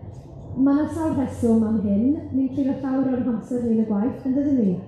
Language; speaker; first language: Welsh; native; Welsh